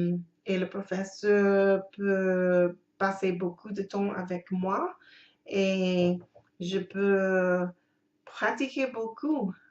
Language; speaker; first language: French; non-native, learner; English